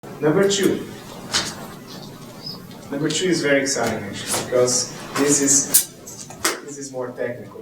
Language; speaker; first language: English; non-native, fluent; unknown